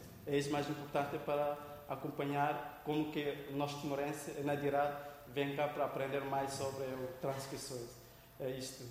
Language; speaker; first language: Portuguese; non-native, local second language; Tetum